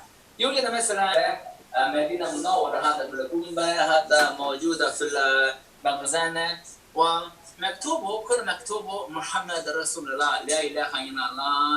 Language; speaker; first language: Arabic; non-native, fluent; Chinese